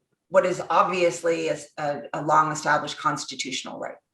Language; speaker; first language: English; native; English